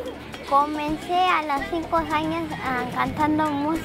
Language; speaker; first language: Spanish; early bilingual, heritage; Spanish